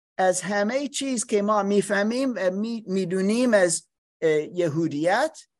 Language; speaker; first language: Persian; non-native, learner; English